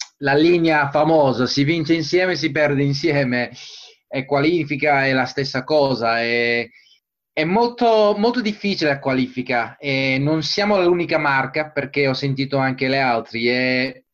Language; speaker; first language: Italian; non-native, fluent; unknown